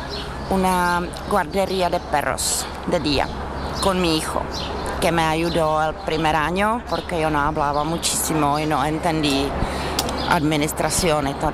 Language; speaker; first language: Spanish; non-native, fluent; Czech